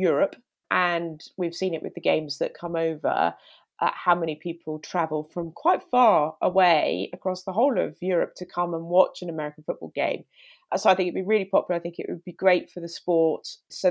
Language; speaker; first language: English; native; English